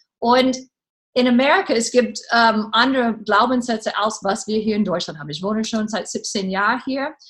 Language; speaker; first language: German; non-native, learner; English